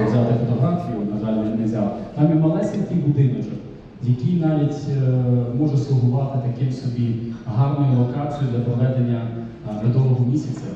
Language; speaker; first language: Ukrainian; native; Ukrainian